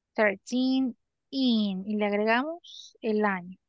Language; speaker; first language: Spanish; native; Spanish